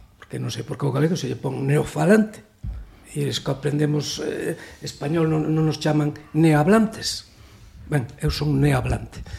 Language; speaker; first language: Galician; native; Galician